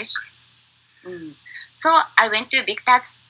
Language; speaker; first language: English; non-native, learner; Japanese